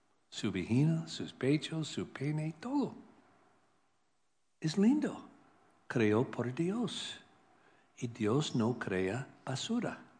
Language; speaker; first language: Spanish; non-native, learner; English